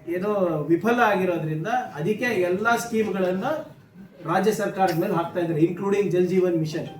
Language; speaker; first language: Kannada; native; Kannada